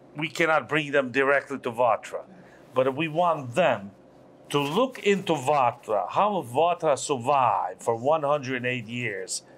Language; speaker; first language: English; non-native, fluent; Albanian